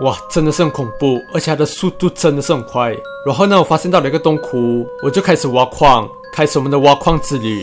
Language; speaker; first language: Chinese; native; Chinese